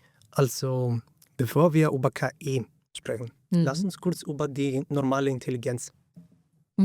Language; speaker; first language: German; non-native, fluent; Greek